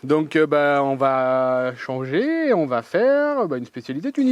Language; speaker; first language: French; native; French